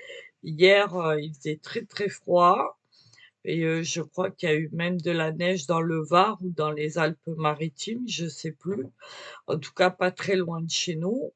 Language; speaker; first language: French; native; French